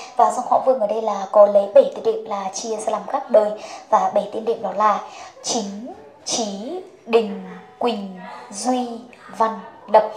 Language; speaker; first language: Vietnamese; non-native, local second language; Hmong